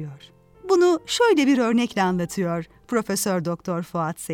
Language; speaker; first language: Turkish; native; Turkish